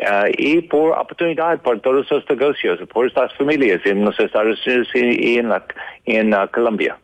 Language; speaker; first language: Spanish; non-native, learner; English